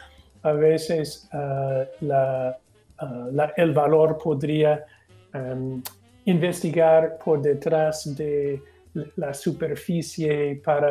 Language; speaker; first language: Spanish; non-native, fluent; English